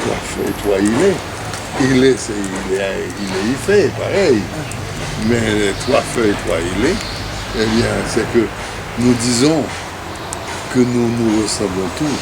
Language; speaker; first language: French; non-native, local second language; Haitian Creole